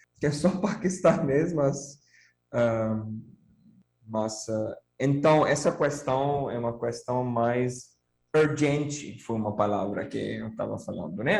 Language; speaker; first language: Portuguese; non-native, fluent; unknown